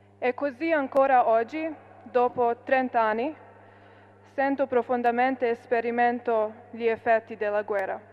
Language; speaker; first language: Italian; non-native, fluent; Bosnian